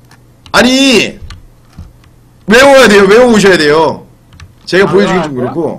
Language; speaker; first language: Korean; native; Korean